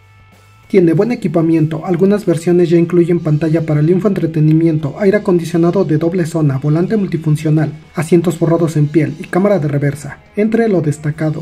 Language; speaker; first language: Spanish; native; Spanish